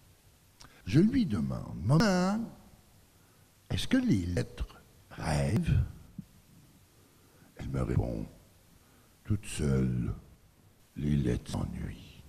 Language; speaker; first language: French; native; French